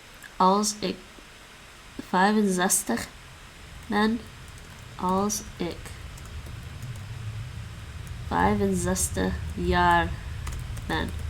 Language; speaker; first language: Dutch; non-native, learner; English